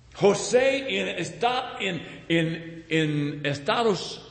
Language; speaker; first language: Spanish; non-native, learner; English